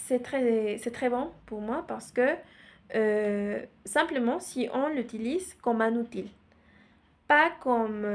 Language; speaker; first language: French; non-native, learner; Spanish